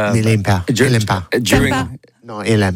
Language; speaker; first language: French; non-native, learner; English